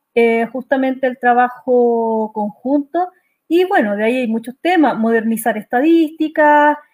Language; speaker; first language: Spanish; native; Spanish